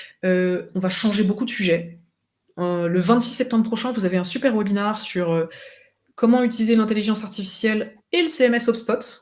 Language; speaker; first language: French; native; French